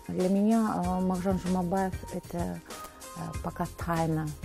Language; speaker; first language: Russian; non-native, local second language; Kazakh